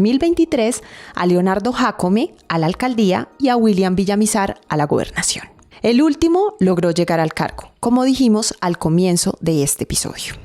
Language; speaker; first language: Spanish; native; Spanish